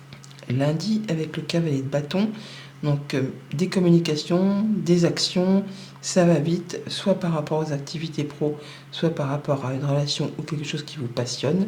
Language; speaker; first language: French; native; French